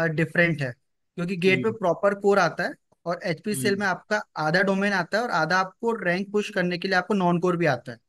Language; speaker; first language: Hindi; native; Hindi